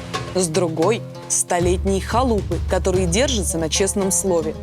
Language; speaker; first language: Russian; native; Russian